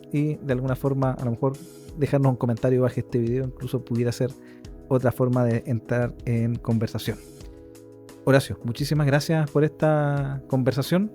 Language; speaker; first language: Spanish; native; Spanish